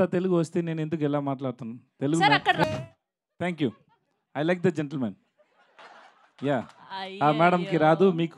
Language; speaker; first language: Telugu; non-native, learner; Tamil